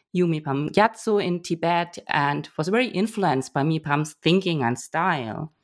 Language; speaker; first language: English; non-native, fluent; German